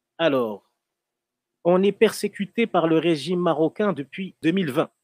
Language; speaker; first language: French; non-native, local second language; Arabic